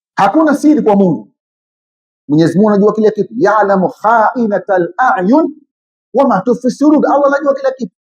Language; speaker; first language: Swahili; native; Swahili